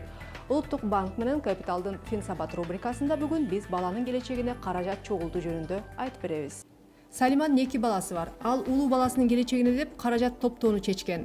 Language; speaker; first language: Kyrgyz; native; Kyrgyz